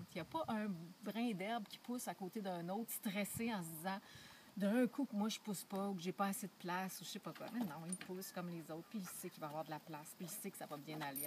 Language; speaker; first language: French; native; French